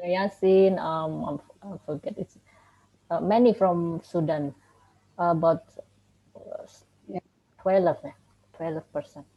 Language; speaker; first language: English; non-native, learner; Indonesian